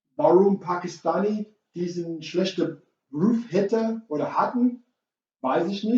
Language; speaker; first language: German; non-native, fluent; English